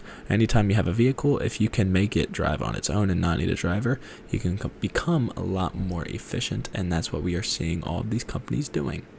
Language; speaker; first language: English; native; English